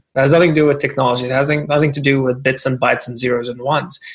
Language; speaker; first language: English; non-native, fluent; Arabic